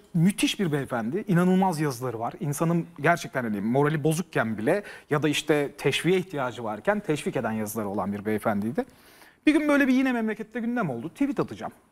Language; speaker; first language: Turkish; native; Turkish